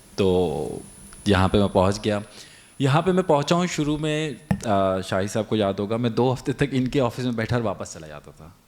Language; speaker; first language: Urdu; native; Urdu